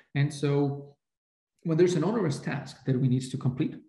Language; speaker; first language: English; non-native, fluent; Slovak